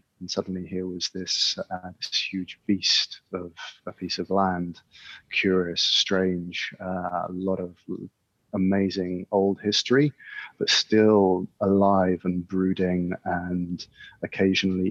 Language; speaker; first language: English; native; English